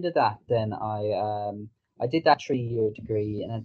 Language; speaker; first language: English; native; English